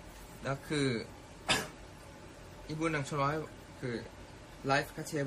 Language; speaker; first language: Korean; non-native, fluent; Thai